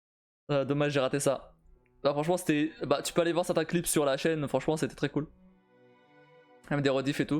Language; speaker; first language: French; native; French